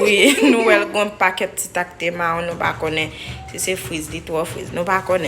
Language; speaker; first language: French; non-native, local second language; Haitian Creole